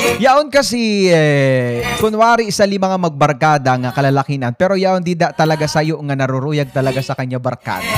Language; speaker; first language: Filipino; non-native, local second language; Waray